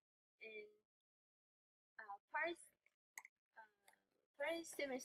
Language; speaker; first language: English; non-native, learner; Japanese